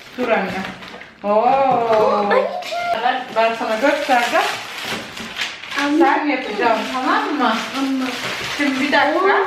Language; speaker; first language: Turkish; early bilingual, heritage; Turkish